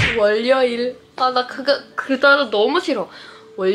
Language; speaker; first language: Korean; non-native, fluent; English